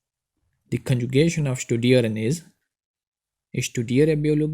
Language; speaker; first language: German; non-native, fluent; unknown